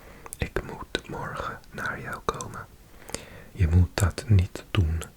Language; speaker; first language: Dutch; non-native, learner; English